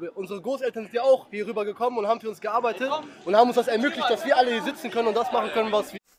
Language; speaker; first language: German; early bilingual, heritage; Arabic